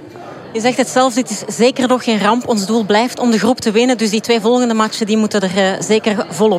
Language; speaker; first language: Dutch; native; Dutch